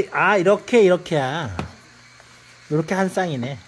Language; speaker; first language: Korean; native; Korean